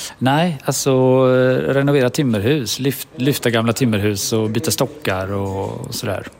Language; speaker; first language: Swedish; native; Swedish